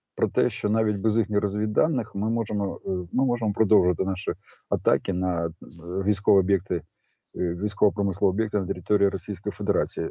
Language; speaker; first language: Ukrainian; native; Ukrainian